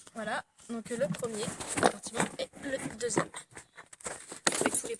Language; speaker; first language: French; native; French